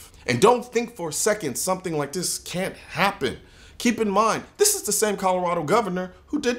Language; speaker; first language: English; native; English